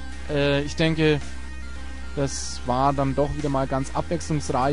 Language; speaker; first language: German; native; German